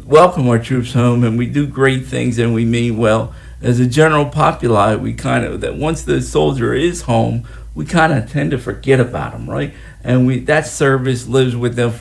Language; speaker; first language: English; native; English